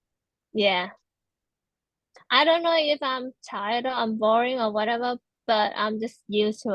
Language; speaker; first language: English; non-native, learner; Vietnamese